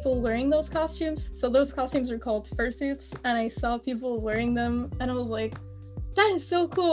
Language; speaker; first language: English; non-native, fluent; French